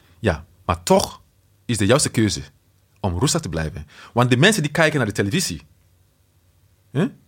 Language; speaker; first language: Dutch; non-native, fluent; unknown